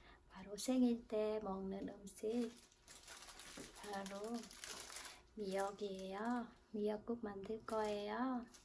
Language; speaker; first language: Korean; non-native, fluent; Khmer